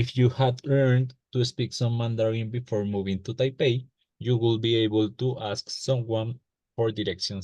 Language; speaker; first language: English; non-native, learner; Spanish